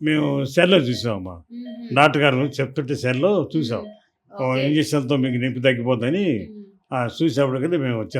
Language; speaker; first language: Telugu; native; Telugu